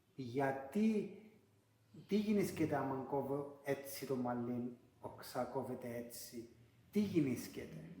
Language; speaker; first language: Greek; early bilingual, heritage; Greek